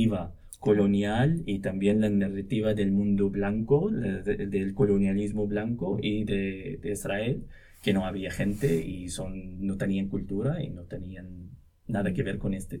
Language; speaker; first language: Spanish; non-native, local second language; Arabic